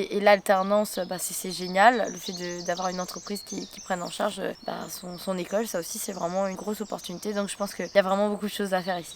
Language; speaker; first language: French; non-native, local second language; Morisyen